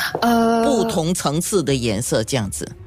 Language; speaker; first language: Chinese; native; Chinese